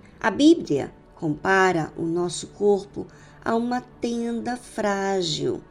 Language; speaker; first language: Portuguese; native; Portuguese